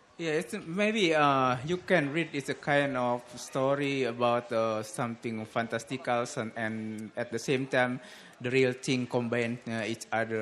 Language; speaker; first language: English; non-native, learner; Indonesian